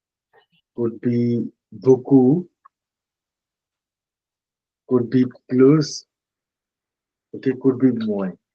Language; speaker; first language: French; non-native, fluent; Punjabi